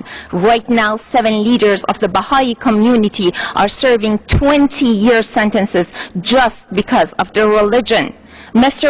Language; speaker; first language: English; non-native, fluent; Persian